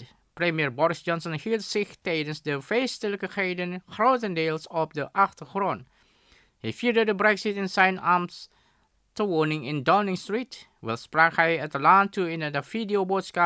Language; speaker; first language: Dutch; non-native, fluent; Indonesian